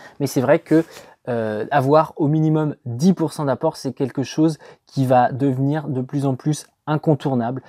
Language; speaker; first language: French; native; French